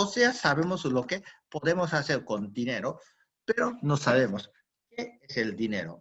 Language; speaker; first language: Spanish; non-native, fluent; Japanese